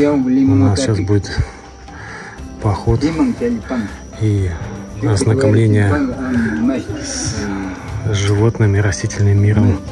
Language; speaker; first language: Russian; native; Russian